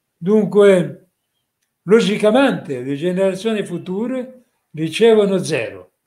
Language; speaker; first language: Italian; non-native, fluent; French